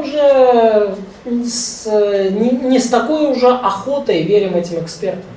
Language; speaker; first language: Russian; native; Russian